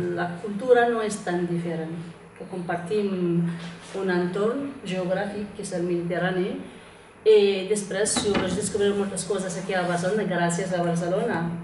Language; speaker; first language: Catalan; non-native, fluent; Kabyle